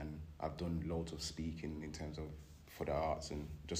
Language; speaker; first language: English; native; English